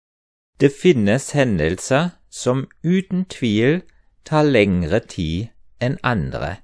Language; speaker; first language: Norwegian; non-native, fluent; German